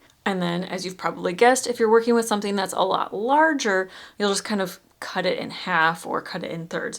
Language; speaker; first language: English; native; English